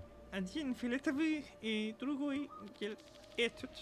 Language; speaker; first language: Russian; non-native, learner; English